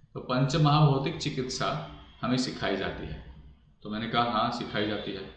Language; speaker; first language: Hindi; non-native, local second language; Marathi